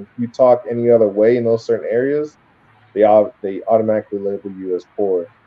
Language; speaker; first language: English; native; English